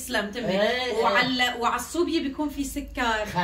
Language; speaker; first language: Arabic; native; Arabic